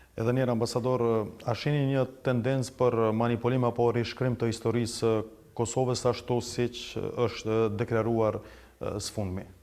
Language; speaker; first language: Albanian; native; Albanian